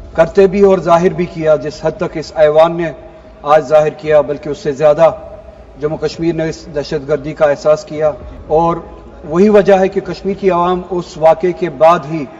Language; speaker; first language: Urdu; non-native, local second language; Kashmiri